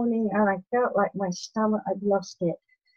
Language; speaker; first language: English; native; English